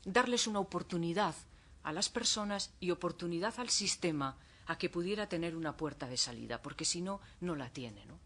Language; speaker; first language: Spanish; native; Spanish